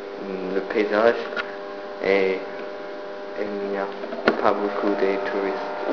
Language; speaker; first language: French; non-native, learner; English